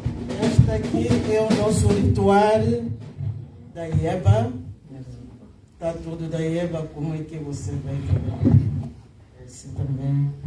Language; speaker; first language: Portuguese; non-native, local second language; Lingala